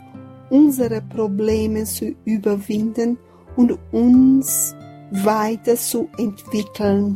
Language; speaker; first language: German; non-native, fluent; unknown